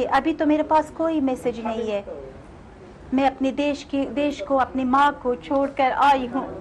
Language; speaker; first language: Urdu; non-native, fluent; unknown